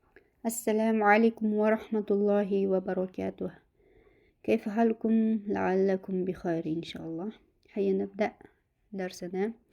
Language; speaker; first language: Arabic; non-native, fluent; Uzbek